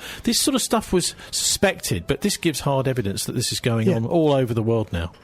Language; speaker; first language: English; native; English